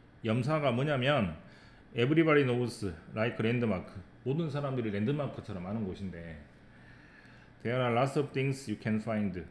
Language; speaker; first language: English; non-native, fluent; Korean